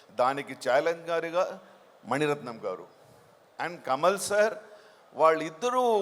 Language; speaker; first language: Telugu; non-native, local second language; Tamil